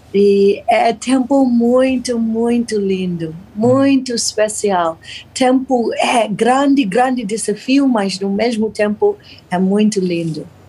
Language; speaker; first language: Portuguese; non-native, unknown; English